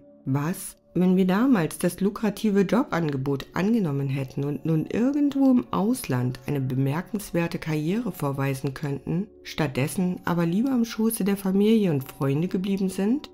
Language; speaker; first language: German; native; German